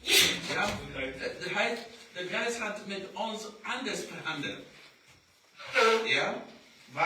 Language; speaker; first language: German; non-native, learner; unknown